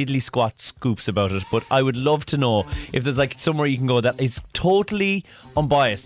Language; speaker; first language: English; native; English